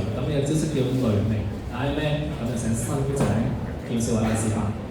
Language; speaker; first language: Cantonese; native; Cantonese